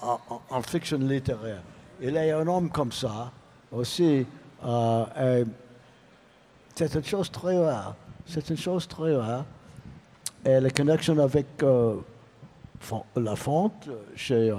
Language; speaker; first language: French; non-native, learner; English